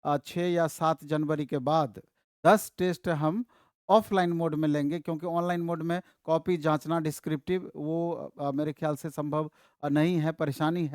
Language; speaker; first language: Hindi; native; Hindi